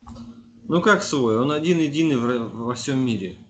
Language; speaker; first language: Russian; native; Russian